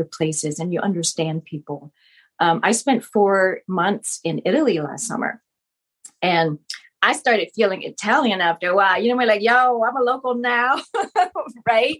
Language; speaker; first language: English; non-native, fluent; Vietnamese